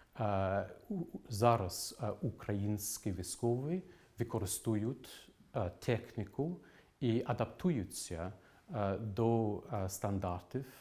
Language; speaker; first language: Ukrainian; non-native, fluent; English